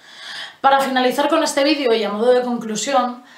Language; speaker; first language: Spanish; native; Spanish